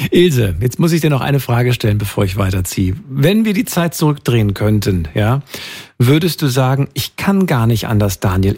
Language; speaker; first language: German; native; German